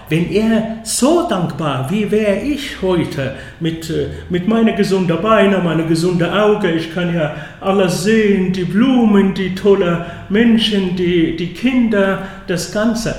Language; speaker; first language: German; non-native, fluent; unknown